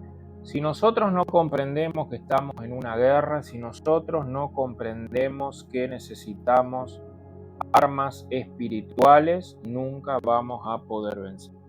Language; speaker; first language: Spanish; native; Spanish